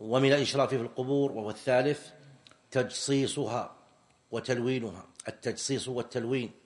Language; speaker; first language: Arabic; native; Arabic